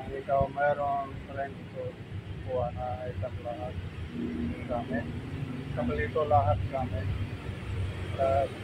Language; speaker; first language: Filipino; non-native, learner; Punjabi